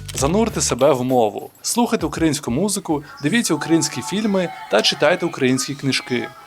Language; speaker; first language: Ukrainian; non-native, local second language; Russian